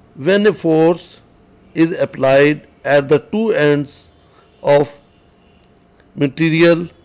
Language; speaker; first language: English; non-native, local second language; Urdu